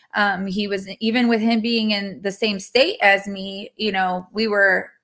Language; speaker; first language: English; native; English